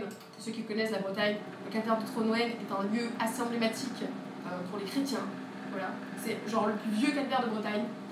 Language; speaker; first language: French; native; French